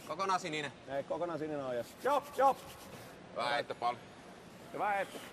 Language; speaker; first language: Finnish; native; Finnish